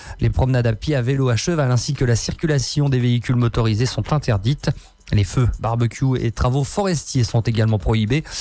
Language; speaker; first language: French; native; French